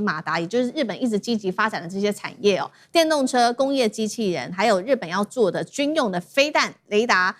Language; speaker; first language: Chinese; native; Chinese